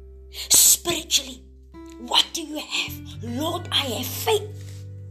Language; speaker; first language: English; non-native, local second language; Afrikaans